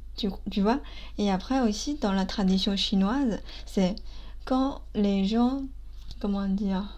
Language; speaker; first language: French; non-native, fluent; Chinese